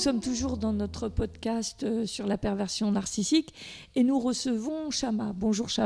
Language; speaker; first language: French; native; French